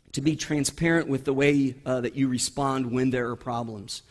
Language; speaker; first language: English; native; English